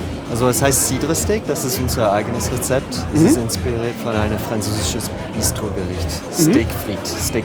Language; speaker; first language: German; non-native, learner; French